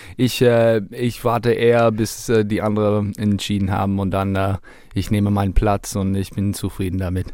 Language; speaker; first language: German; non-native, fluent; English